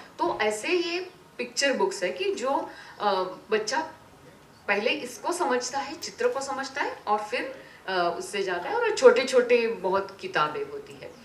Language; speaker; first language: Hindi; non-native, local second language; Marathi